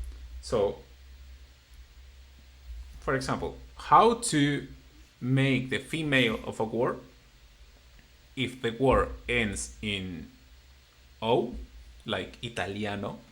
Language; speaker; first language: English; non-native, fluent; Spanish